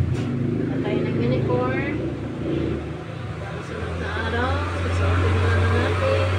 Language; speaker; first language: Filipino; native; Filipino